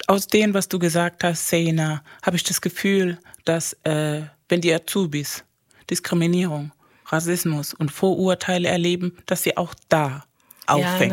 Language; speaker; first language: German; non-native, fluent; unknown